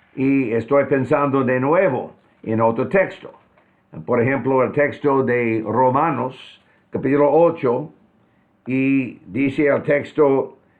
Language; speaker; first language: Spanish; non-native, fluent; English